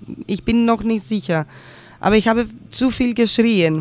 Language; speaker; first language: German; non-native, fluent; Greek